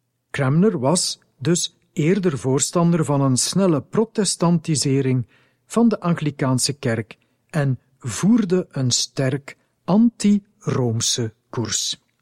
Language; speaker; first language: Dutch; native; Dutch